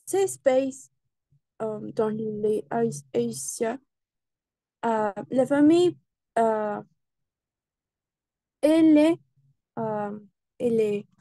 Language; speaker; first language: French; non-native, learner; Spanish